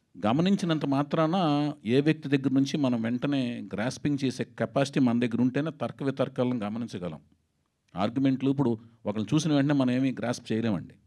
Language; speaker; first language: Telugu; native; Telugu